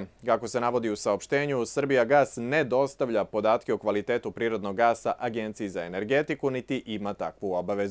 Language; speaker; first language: Serbian; native; Serbian